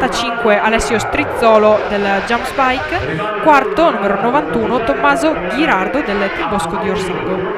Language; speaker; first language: Italian; native; Italian